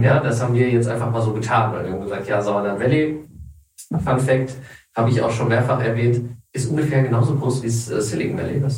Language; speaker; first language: German; native; German